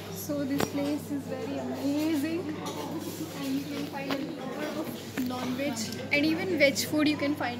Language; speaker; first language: English; non-native, local second language; Hindi